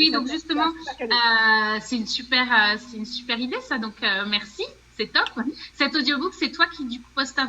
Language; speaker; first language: French; native; French